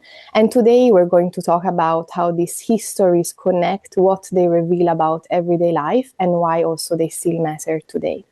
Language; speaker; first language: English; non-native, fluent; Italian